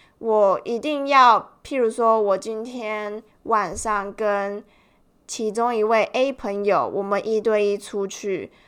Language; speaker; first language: Chinese; native; Chinese